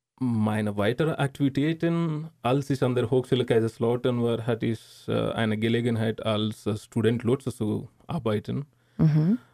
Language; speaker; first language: German; non-native, learner; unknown